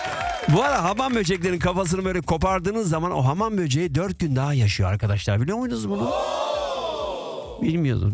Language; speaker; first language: Turkish; native; Turkish